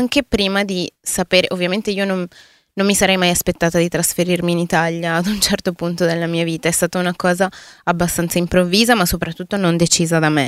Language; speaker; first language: Italian; early bilingual, other home language; Spanish